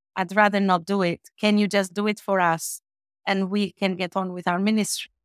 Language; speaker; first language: English; non-native, fluent; Albanian